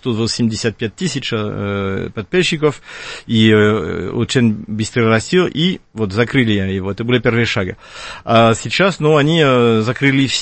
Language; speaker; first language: Russian; non-native, fluent; French